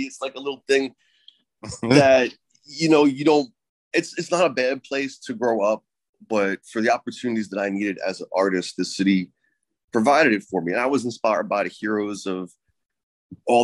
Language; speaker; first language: English; native; English